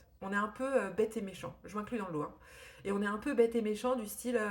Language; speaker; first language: French; native; French